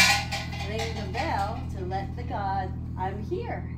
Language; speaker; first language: English; non-native, local second language; Japanese